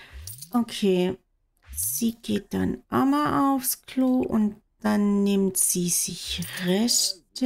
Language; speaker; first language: German; native; German